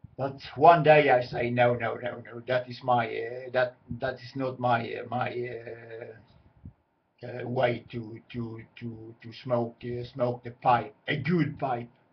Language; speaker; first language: English; non-native, learner; Swedish